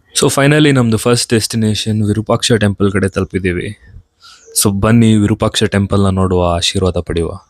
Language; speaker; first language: Kannada; native; Kannada